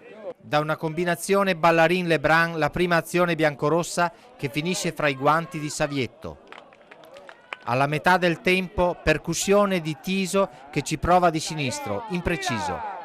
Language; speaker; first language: Italian; native; Italian